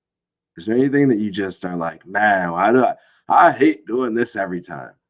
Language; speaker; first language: English; native; English